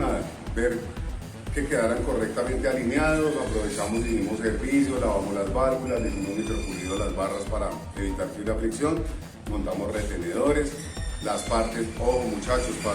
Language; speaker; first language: Spanish; native; Spanish